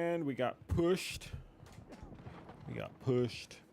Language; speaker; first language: English; native; English